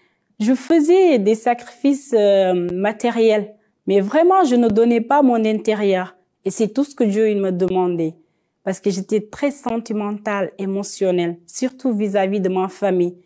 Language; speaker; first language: French; native; French